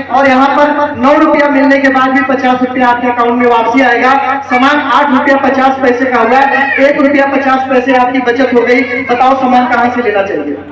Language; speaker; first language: Hindi; native; Hindi